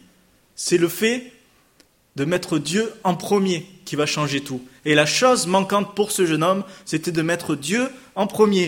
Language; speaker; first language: French; native; French